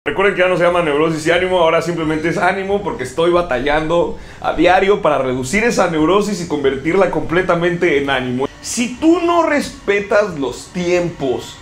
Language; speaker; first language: Spanish; native; Spanish